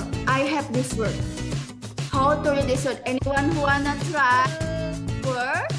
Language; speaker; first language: English; non-native, local second language; Indonesian